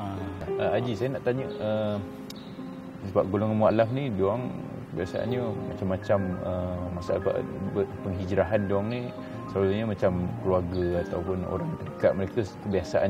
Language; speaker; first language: Malay; native; Malay